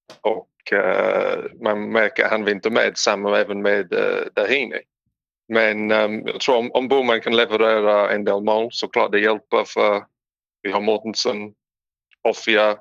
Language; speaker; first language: Swedish; non-native, learner; English